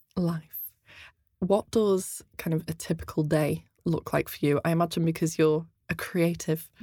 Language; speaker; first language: English; native; English